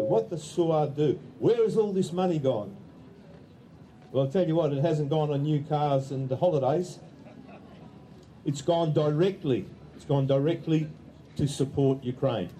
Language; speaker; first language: English; early bilingual, other home language; Ukrainian